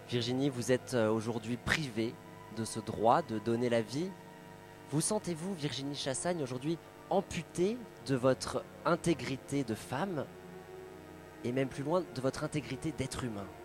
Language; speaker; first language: French; native; French